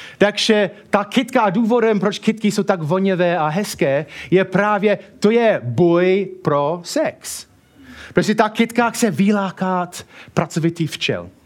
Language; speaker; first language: Czech; non-native, fluent; English